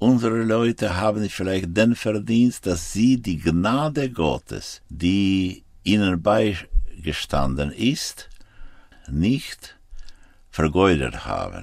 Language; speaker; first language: German; non-native, fluent; Ukrainian